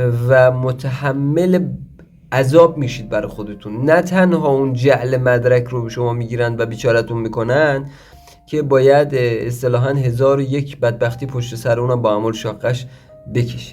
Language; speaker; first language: Persian; native; Persian